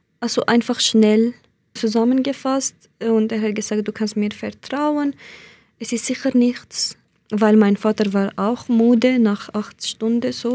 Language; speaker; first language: German; non-native, learner; Central Kurdish